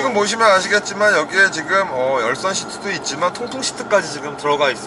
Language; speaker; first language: Korean; native; Korean